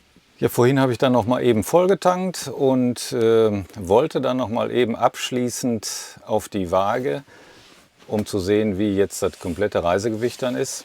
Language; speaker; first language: German; native; German